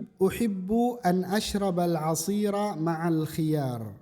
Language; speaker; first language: Arabic; non-native, fluent; Indonesian